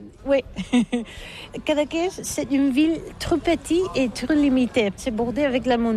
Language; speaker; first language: French; non-native, learner; Catalan